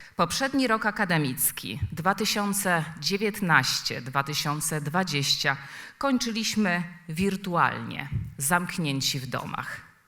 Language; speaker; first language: Polish; native; Polish